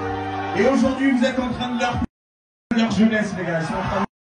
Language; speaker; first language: French; native; French